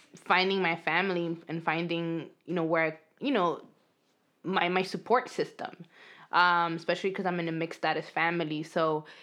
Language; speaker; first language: English; early bilingual, other home language; Spanish